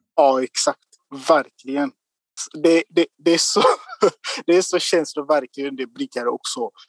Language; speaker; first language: Swedish; non-native, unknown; Kinyarwanda